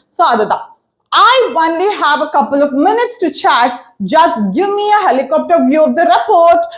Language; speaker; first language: English; non-native, local second language; Tamil